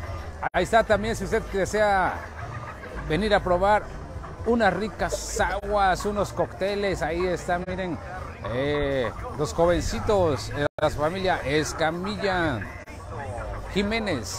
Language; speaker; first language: Spanish; native; Spanish